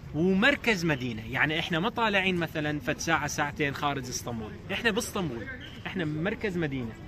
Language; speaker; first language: Arabic; non-native, local second language; Azerbaijani